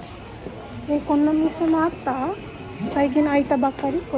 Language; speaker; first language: Japanese; non-native, learner; Nepali